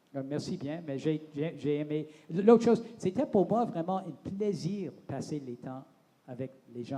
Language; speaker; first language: French; non-native, local second language; English